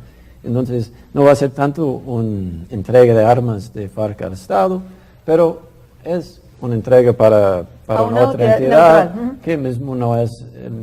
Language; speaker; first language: Spanish; non-native, fluent; English